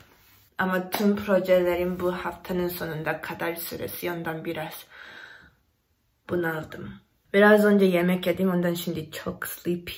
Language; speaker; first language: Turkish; non-native, learner; Korean